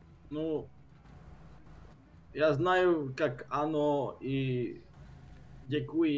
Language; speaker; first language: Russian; non-native, learner; Czech